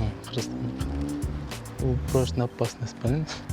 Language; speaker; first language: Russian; non-native, local second language; Kyrgyz